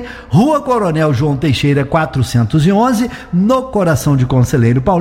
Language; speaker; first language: Portuguese; native; Portuguese